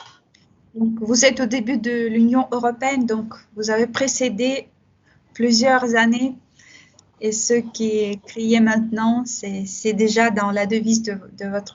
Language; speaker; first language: French; non-native, fluent; Russian